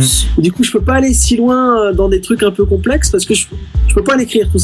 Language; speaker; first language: French; native; French